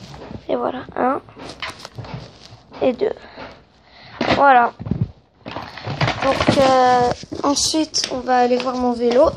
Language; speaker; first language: French; native; French